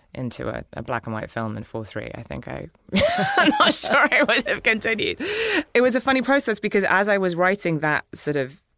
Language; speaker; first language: English; native; English